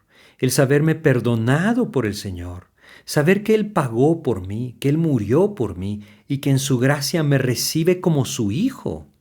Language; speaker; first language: Spanish; native; Spanish